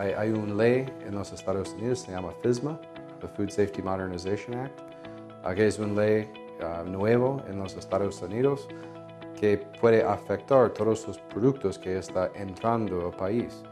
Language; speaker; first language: Spanish; non-native, fluent; English